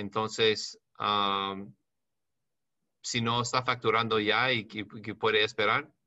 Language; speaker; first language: Spanish; non-native, learner; English